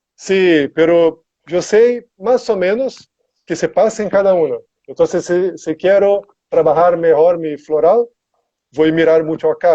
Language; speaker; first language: Spanish; non-native, learner; Portuguese